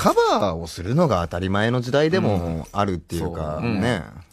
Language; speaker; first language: Japanese; native; Japanese